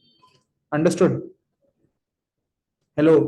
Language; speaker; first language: English; non-native, local second language; Hindi